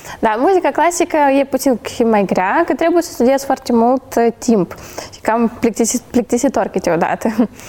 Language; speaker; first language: Romanian; non-native, fluent; Ukrainian